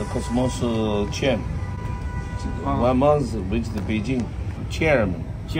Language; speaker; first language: English; non-native, learner; Chinese